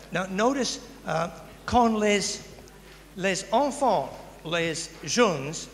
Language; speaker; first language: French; non-native, learner; English